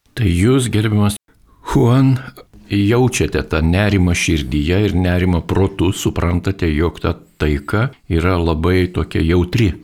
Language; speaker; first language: Lithuanian; native; Lithuanian